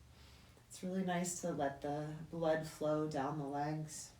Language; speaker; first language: English; native; English